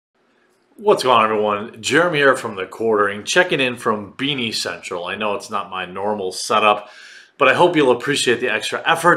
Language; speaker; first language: English; native; English